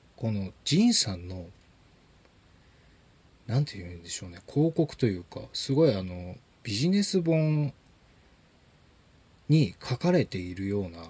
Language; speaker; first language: Japanese; native; Japanese